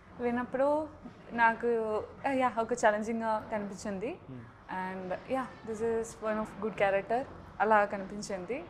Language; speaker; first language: Telugu; non-native, learner; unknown